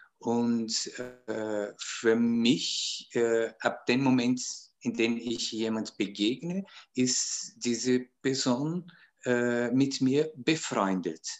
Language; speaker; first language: German; non-native, fluent; Portuguese